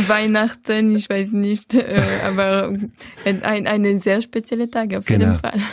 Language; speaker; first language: German; non-native, local second language; French